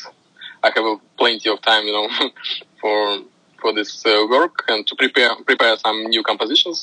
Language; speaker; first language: English; non-native, fluent; Russian